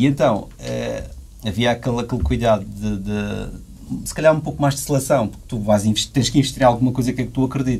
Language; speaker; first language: Portuguese; native; Portuguese